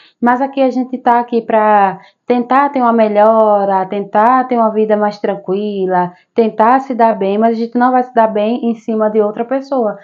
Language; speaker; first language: Portuguese; native; Portuguese